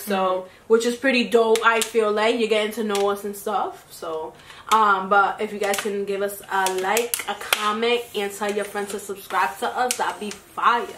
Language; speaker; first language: English; early bilingual, other home language; Spanish